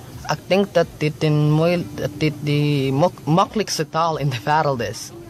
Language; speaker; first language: Dutch; non-native, learner; Filipino